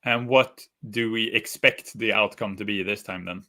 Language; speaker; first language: English; non-native, fluent; Swedish